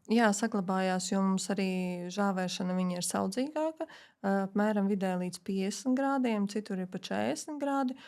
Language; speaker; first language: Latvian; native; Latvian